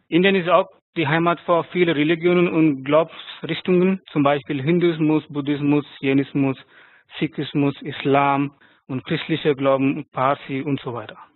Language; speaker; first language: German; non-native, fluent; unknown